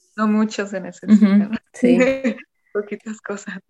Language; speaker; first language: Spanish; non-native, fluent; German